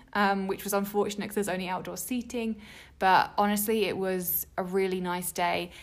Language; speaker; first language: English; native; English